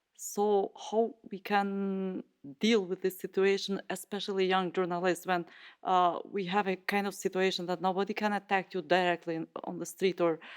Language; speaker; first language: English; non-native, fluent; Albanian